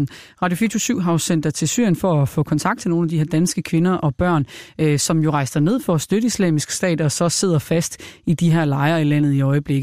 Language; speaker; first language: Danish; native; Danish